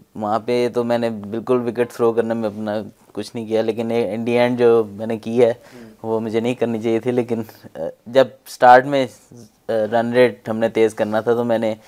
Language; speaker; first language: Urdu; non-native, local second language; Punjabi